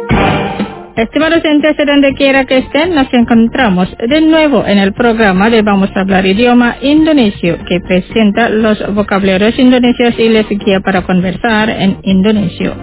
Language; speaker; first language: Spanish; non-native, fluent; Indonesian